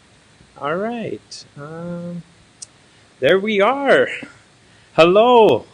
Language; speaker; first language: English; native; English